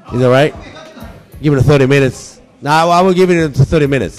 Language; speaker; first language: English; non-native, learner; Japanese